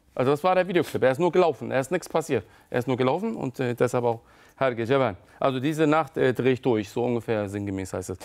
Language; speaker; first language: German; early bilingual, other home language; Turkish